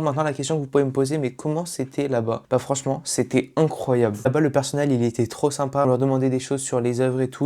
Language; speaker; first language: French; native; French